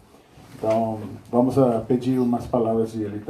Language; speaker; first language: Portuguese; non-native, fluent; Spanish